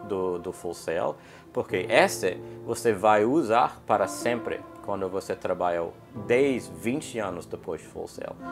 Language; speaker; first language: Portuguese; non-native, learner; English